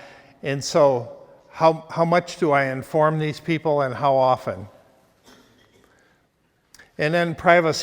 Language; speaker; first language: English; native; English